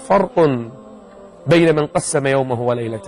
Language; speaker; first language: Arabic; native; Arabic